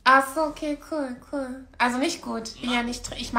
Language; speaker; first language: German; native; German